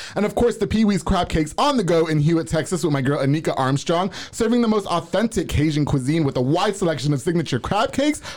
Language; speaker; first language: English; native; English